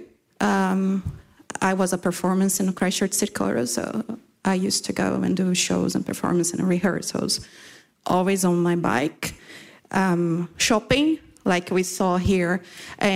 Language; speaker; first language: English; non-native, fluent; Portuguese